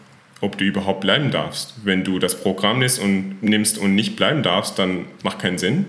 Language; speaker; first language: German; non-native, fluent; Persian